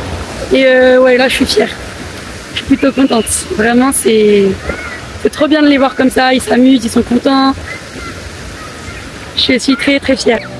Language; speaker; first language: French; native; French